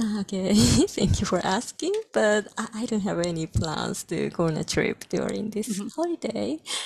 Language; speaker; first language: English; non-native, fluent; Japanese